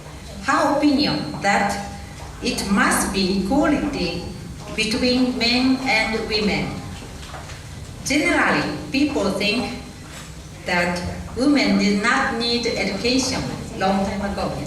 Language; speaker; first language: English; non-native, learner; Japanese